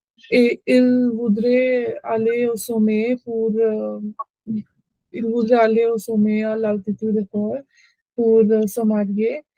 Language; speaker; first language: French; non-native, learner; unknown